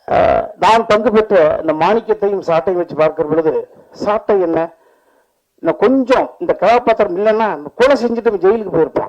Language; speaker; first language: Tamil; native; Tamil